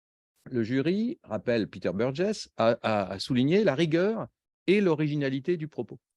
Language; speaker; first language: French; native; French